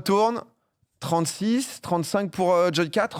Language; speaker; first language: French; native; French